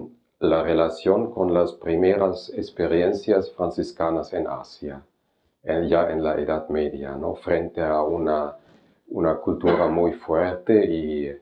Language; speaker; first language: Spanish; non-native, fluent; German